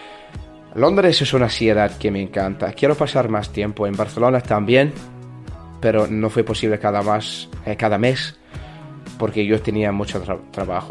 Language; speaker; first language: Spanish; non-native, learner; English